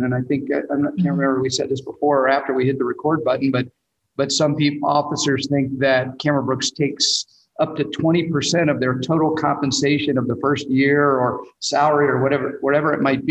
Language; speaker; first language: English; native; English